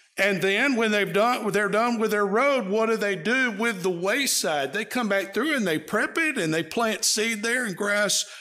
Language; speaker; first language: English; native; English